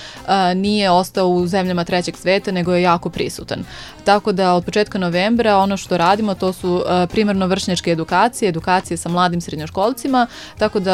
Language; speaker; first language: Serbian; native; Serbian